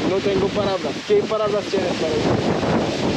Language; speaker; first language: Spanish; non-native, learner; French